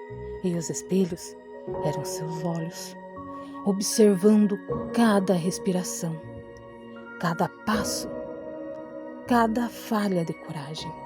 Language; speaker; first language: Portuguese; native; Portuguese